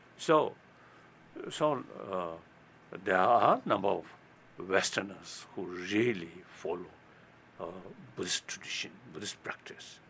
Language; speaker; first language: English; non-native, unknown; Tibetan